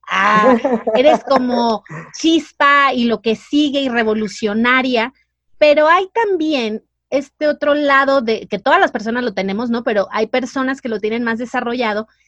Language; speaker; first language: Spanish; native; Spanish